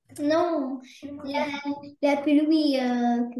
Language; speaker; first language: French; non-native, learner; Arabic